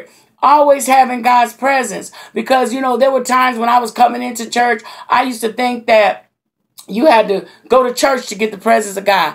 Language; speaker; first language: English; native; English